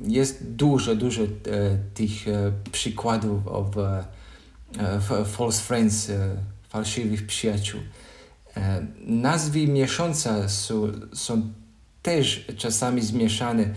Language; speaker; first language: Polish; non-native, learner; Croatian